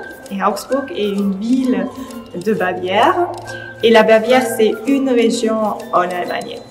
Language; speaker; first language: French; non-native, fluent; German